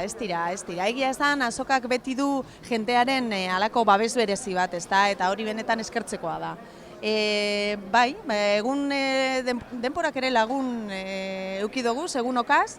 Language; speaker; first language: Basque; native; Basque